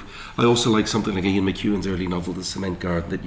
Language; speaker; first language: English; native; English